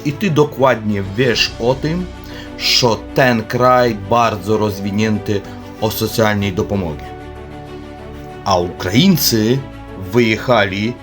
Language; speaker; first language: Polish; non-native, learner; Ukrainian